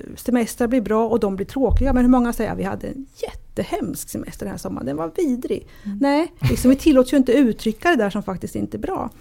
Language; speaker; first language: Swedish; early bilingual, other home language; Italian